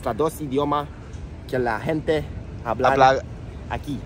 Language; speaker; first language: Spanish; non-native, learner; Romanian